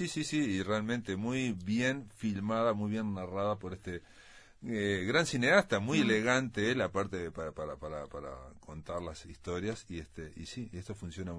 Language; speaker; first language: Spanish; native; Spanish